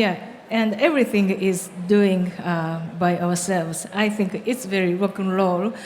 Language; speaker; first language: English; non-native, learner; Japanese